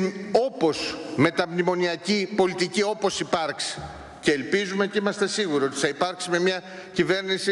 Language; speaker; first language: Greek; native; Greek